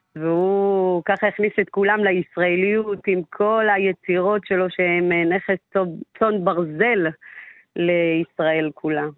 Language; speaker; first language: Hebrew; early bilingual, other home language; Amharic